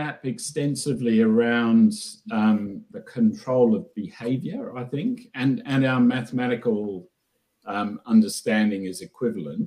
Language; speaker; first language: English; native; English